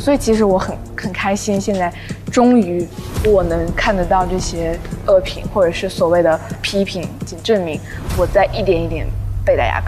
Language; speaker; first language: Chinese; native; Chinese